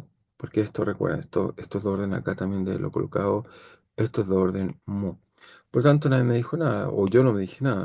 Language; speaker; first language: Spanish; native; Spanish